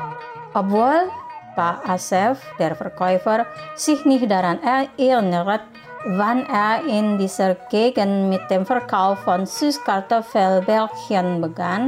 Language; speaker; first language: German; non-native, fluent; Indonesian